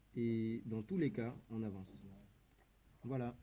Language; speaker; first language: French; native; French